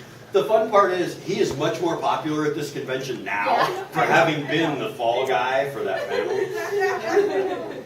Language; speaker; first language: English; native; English